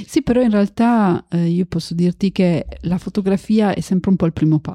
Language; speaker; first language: Italian; native; Italian